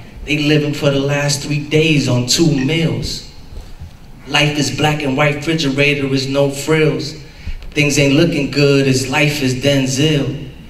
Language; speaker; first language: English; early bilingual, other home language; Spanish